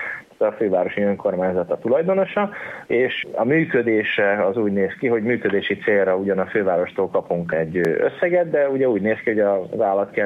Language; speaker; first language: Hungarian; native; Hungarian